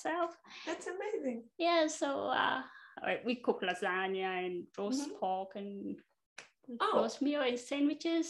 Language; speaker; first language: English; non-native, fluent; Vietnamese